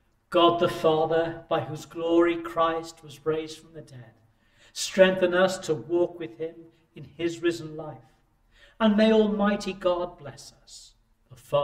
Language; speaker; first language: English; native; English